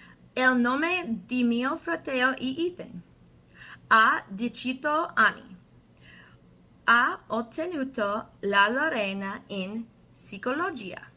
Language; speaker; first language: Italian; non-native, learner; English